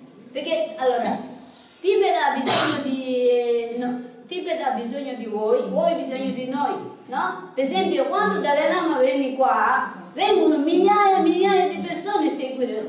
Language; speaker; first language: Italian; non-native, learner; Tibetan